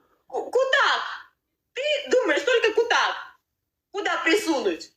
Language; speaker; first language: Russian; non-native, learner; Uzbek